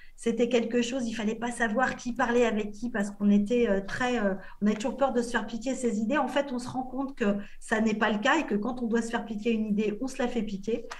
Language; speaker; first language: French; native; French